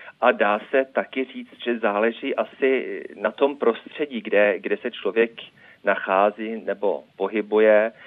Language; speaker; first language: Czech; non-native, fluent; Norwegian